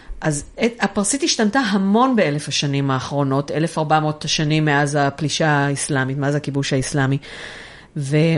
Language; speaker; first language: Hebrew; native; Hebrew